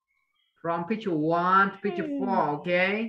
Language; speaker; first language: English; non-native, fluent; Vietnamese